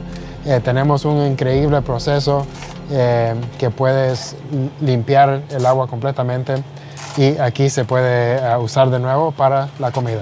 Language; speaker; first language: Spanish; early bilingual, heritage; Spanish